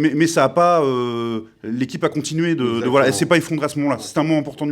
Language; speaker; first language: French; native; French